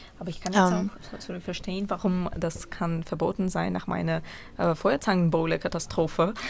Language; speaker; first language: German; non-native, fluent; Russian